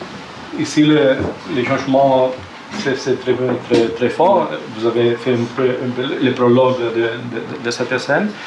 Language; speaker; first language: French; non-native, fluent; Spanish